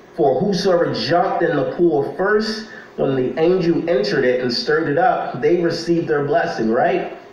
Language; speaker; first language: English; native; English